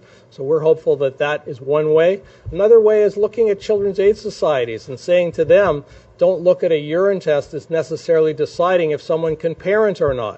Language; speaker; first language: English; native; English